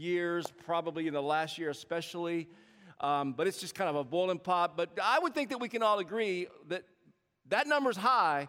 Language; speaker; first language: English; native; English